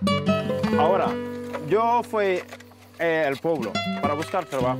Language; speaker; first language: Spanish; non-native, learner; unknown